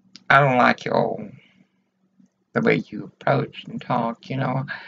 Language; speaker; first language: English; early bilingual, other home language; Spanish